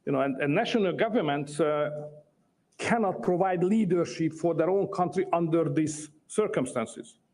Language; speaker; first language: English; non-native, fluent; Hungarian